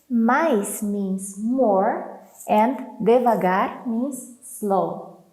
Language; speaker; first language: English; non-native, fluent; Portuguese